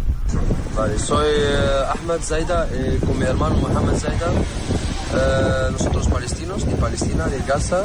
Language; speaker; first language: Spanish; non-native, learner; Arabic